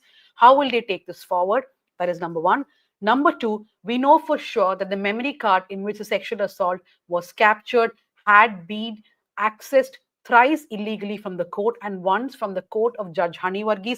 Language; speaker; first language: English; non-native, local second language; Malayalam